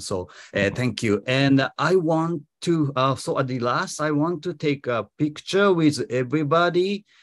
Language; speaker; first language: English; non-native, fluent; Japanese